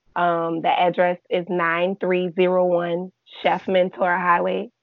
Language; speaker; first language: English; native; English